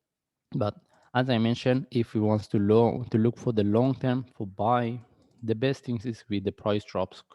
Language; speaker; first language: English; non-native, fluent; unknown